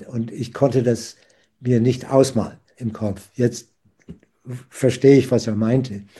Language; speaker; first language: German; non-native, fluent; English